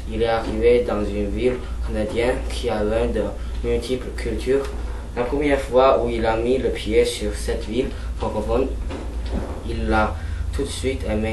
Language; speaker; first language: French; non-native, learner; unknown